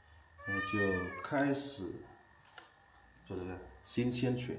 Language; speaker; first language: Chinese; non-native, learner; Vietnamese